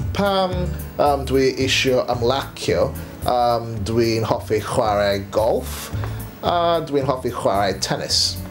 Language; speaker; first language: Welsh; non-native, learner; English